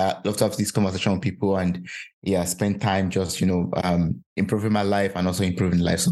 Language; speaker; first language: English; non-native, local second language; Yoruba